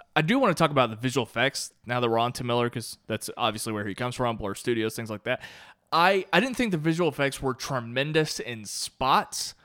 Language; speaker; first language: English; native; English